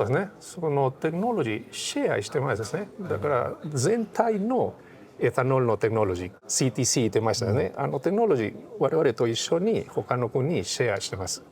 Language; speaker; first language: Japanese; non-native, fluent; Portuguese